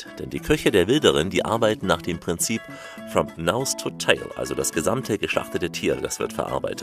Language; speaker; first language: German; native; German